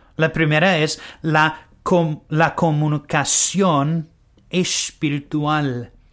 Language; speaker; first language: Spanish; non-native, learner; English